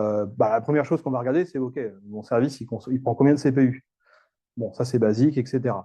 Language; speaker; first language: French; native; French